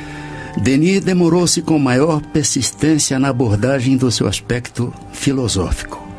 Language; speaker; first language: Portuguese; native; Portuguese